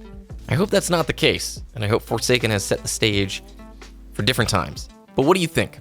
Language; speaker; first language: English; native; English